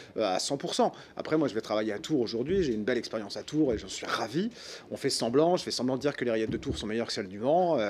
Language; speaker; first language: French; native; French